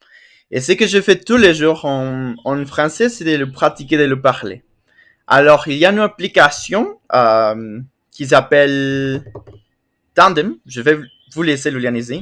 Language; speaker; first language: French; non-native, fluent; Spanish